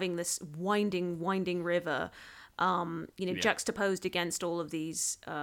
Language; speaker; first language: English; non-native, local second language; Cantonese